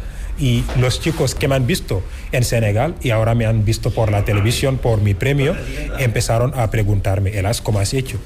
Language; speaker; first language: Spanish; non-native, fluent; Wolof